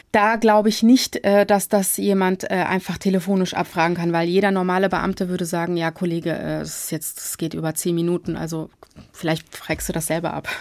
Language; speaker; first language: German; early bilingual, other home language; Turkish